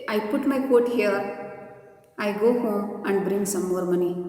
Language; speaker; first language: English; non-native, local second language; Kannada